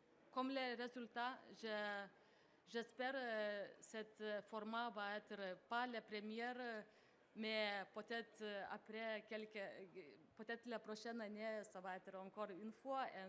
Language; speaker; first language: French; non-native, learner; Lithuanian